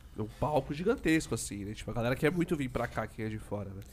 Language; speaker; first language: Portuguese; native; Portuguese